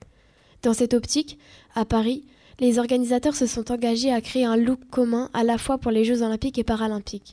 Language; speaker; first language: French; native; French